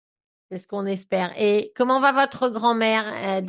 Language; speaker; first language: French; native; French